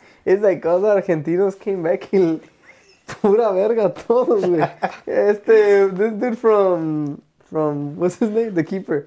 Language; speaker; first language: English; early bilingual, other home language; Spanish